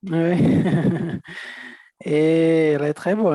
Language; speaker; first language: French; non-native, fluent; Portuguese